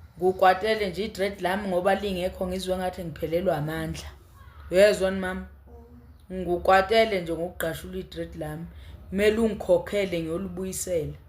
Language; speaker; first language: Zulu; native; Zulu